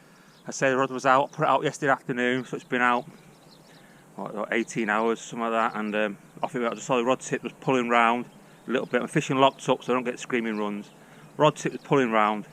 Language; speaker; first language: English; native; English